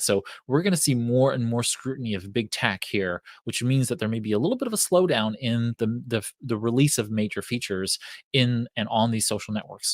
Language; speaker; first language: English; native; English